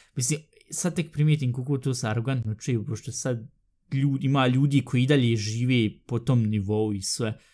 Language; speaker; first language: Bosnian; early bilingual, heritage; Bosnian